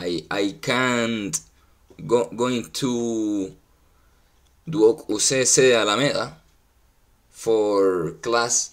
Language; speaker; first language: English; non-native, learner; Spanish